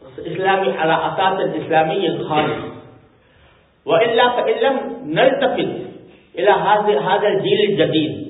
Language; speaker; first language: Arabic; non-native, fluent; Urdu